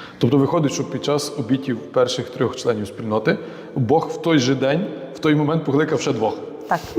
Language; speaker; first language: Ukrainian; native; Ukrainian